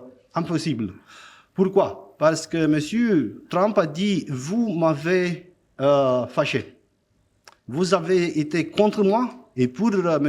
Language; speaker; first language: French; non-native, fluent; Romanian